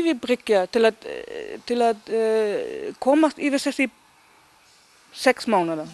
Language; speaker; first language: Icelandic; non-native, learner; Danish